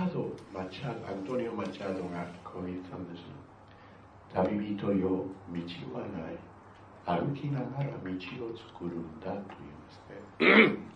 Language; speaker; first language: Japanese; non-native, fluent; Spanish